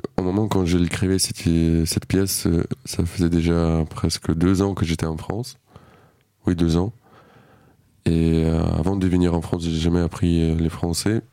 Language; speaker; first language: French; non-native, fluent; Russian